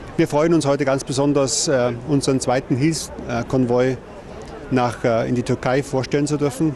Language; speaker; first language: German; native; German